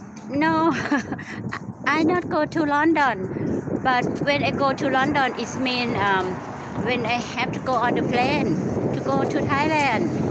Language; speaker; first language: English; non-native, learner; Thai